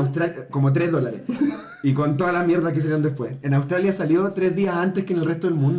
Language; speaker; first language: Spanish; native; Spanish